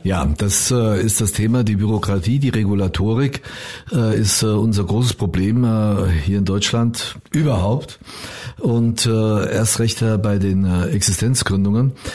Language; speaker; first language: German; native; German